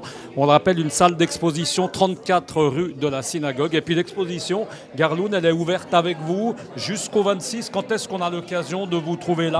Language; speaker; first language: French; native; French